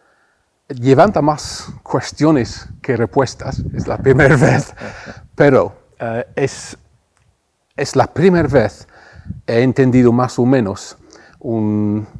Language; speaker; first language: Spanish; non-native, fluent; English